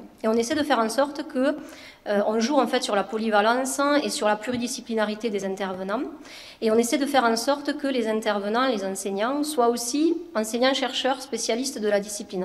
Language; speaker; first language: French; native; French